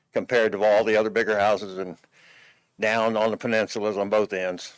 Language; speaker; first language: English; native; English